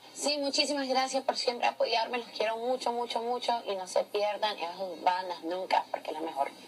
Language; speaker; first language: Spanish; early bilingual, heritage; English